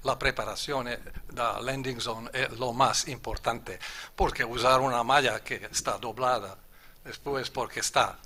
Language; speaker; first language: Spanish; non-native, fluent; German